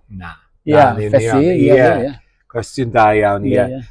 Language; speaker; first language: Welsh; native; Welsh